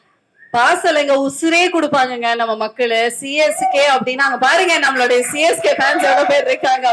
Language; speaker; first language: Tamil; native; Tamil